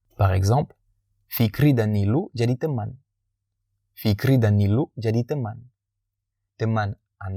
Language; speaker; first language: Indonesian; non-native, fluent; French